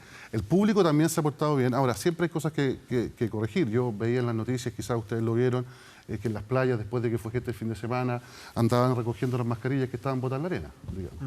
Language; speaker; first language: Spanish; native; Spanish